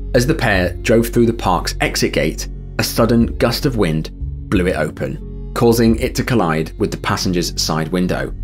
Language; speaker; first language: English; native; English